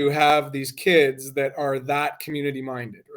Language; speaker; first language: English; native; English